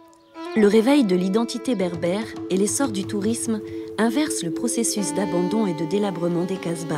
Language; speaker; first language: French; native; French